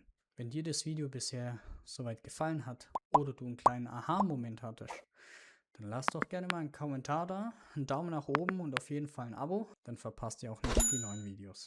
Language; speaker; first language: German; native; German